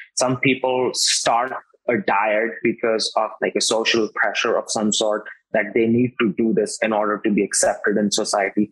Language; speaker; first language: English; non-native, local second language; Hindi